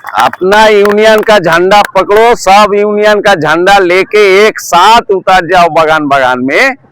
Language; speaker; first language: Hindi; non-native, local second language; Bangla